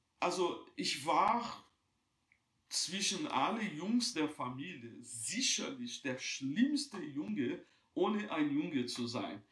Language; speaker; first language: German; non-native, fluent; Portuguese